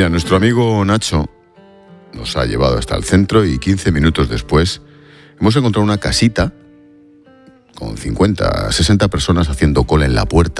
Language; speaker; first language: Spanish; native; Spanish